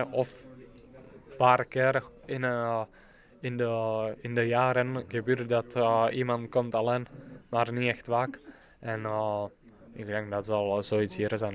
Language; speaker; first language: Dutch; non-native, fluent; Czech